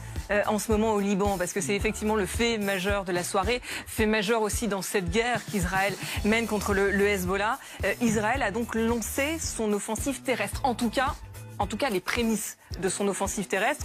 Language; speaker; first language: French; native; French